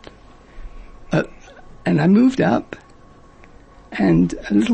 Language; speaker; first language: English; native; English